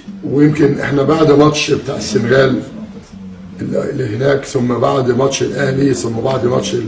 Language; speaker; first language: Arabic; native; Arabic